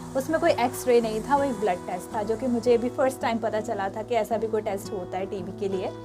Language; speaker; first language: Urdu; non-native, local second language; Punjabi